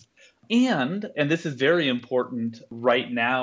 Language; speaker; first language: English; native; English